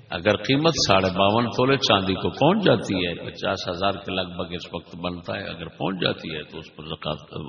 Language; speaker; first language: Urdu; non-native, local second language; Punjabi